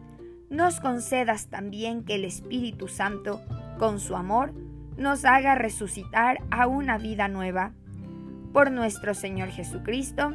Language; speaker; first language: Spanish; native; Spanish